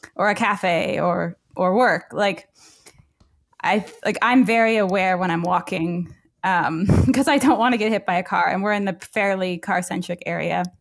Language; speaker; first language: English; native; English